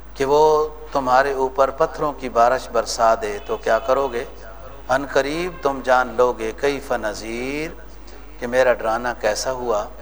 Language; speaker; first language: Urdu; non-native, local second language; Punjabi